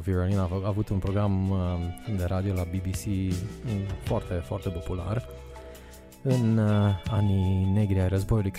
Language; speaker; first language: Romanian; native; Romanian